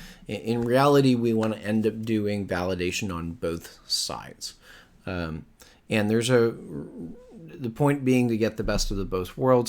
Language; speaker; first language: English; native; English